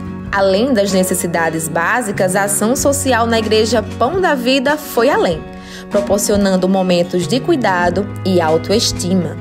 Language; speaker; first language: Portuguese; native; Portuguese